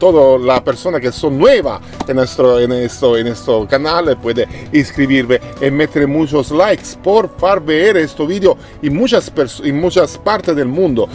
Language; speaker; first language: Spanish; non-native, learner; Italian